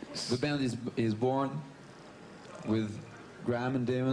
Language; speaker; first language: English; non-native, fluent; French